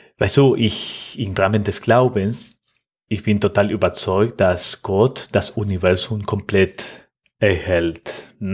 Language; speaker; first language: German; non-native, fluent; Spanish